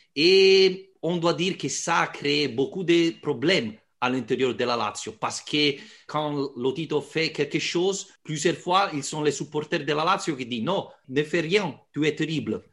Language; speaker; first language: French; non-native, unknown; Italian